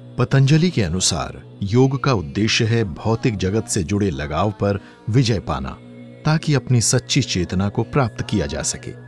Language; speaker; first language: Hindi; native; Hindi